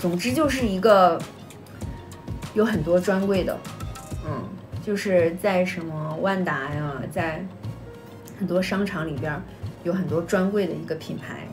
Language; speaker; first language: Chinese; native; Chinese